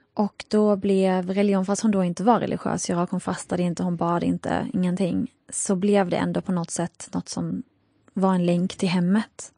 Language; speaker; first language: Swedish; early bilingual, other home language; Arabic